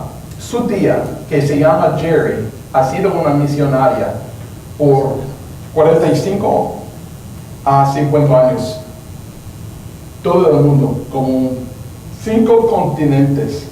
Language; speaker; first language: Spanish; non-native, learner; English